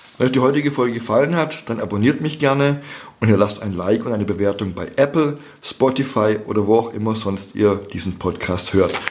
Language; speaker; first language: German; native; German